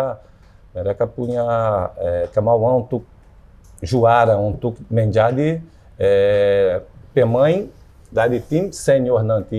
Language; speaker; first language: Indonesian; non-native, fluent; Portuguese